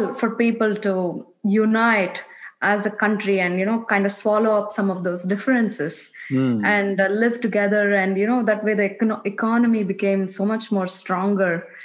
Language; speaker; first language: English; non-native, local second language; Kannada